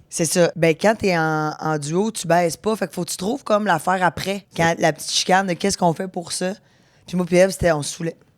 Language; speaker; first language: French; native; French